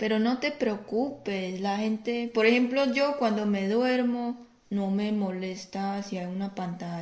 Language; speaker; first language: Spanish; non-native, fluent; Chinese